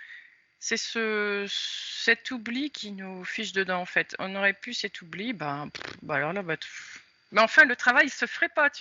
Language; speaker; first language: French; native; French